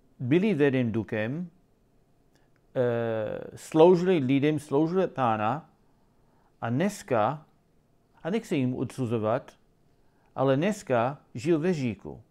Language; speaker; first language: Czech; non-native, learner; English